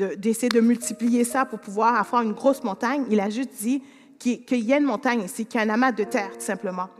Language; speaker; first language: French; native; French